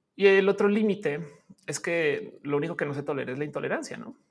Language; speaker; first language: Spanish; native; Spanish